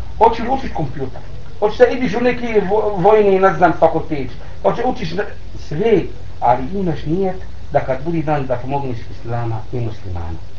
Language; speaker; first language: Bosnian; non-native, learner; Arabic